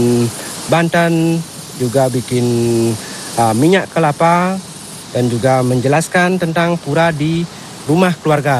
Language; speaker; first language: Indonesian; non-native, local second language; Balinese